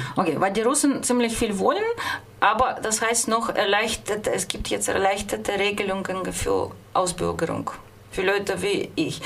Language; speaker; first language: German; non-native, fluent; Russian